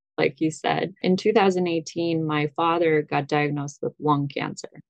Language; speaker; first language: English; early bilingual, other home language; Russian